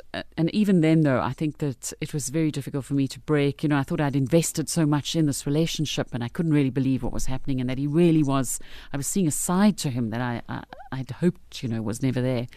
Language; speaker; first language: English; native; English